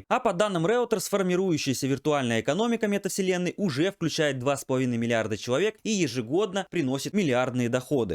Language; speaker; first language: Russian; native; Russian